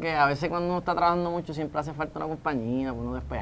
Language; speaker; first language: Spanish; native; Spanish